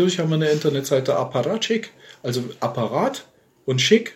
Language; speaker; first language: German; native; German